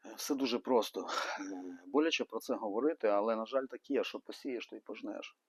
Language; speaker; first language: Ukrainian; non-native, local second language; Russian